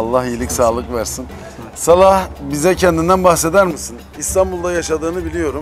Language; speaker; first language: Turkish; native; Turkish